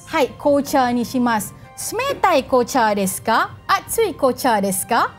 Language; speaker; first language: Japanese; non-native, fluent; Malay